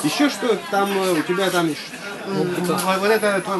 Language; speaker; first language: Russian; non-native, local second language; Yakut